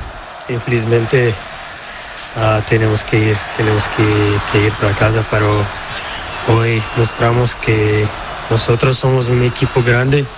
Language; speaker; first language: Spanish; non-native, learner; Portuguese